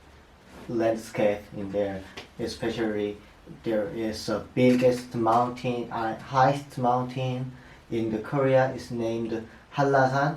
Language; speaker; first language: English; non-native, learner; Korean